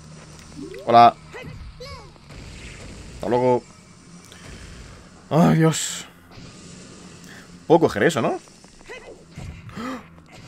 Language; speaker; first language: Spanish; native; Spanish